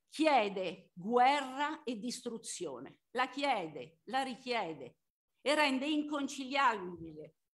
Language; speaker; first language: Italian; native; Italian